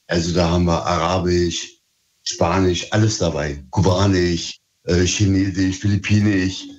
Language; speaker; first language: German; early bilingual, other home language; Turkish